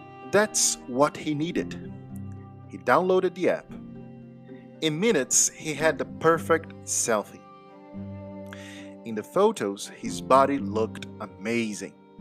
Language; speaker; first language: English; non-native, fluent; Portuguese